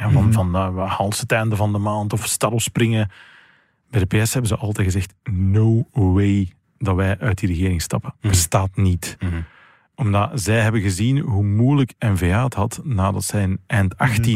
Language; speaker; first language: Dutch; native; Dutch